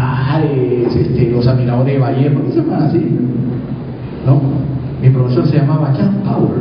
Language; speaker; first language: Spanish; native; Spanish